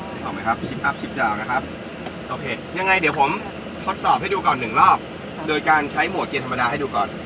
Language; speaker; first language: Thai; native; Thai